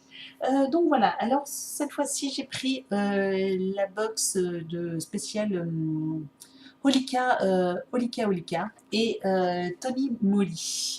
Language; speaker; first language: French; native; French